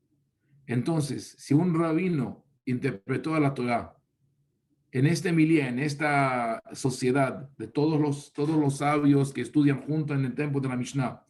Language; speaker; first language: Spanish; non-native, fluent; Hebrew